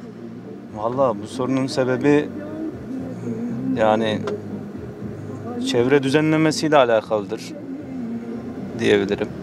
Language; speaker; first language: Turkish; native; Turkish